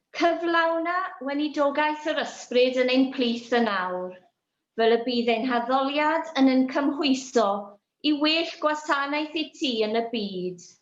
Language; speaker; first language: Welsh; native; Welsh